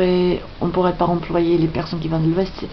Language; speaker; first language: French; non-native, fluent; English